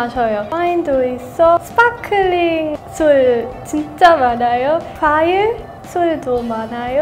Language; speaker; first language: Korean; non-native, learner; German